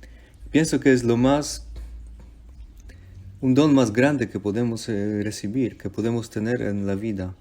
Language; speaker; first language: Spanish; non-native, fluent; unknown